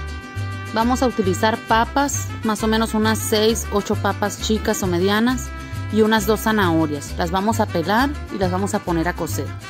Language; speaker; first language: Spanish; native; Spanish